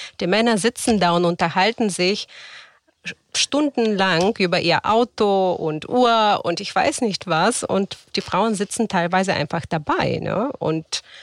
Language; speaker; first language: German; non-native, fluent; Bulgarian